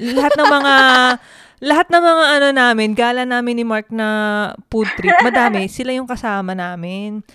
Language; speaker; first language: Filipino; native; Filipino